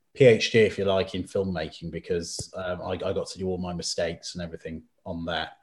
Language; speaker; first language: English; native; English